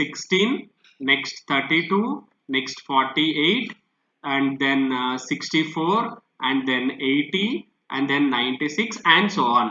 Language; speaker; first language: English; non-native, local second language; Telugu